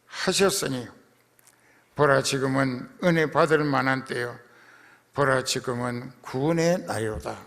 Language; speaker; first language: Korean; native; Korean